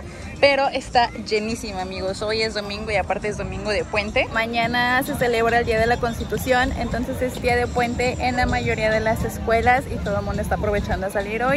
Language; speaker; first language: Spanish; native; Spanish